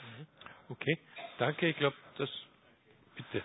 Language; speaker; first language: German; native; German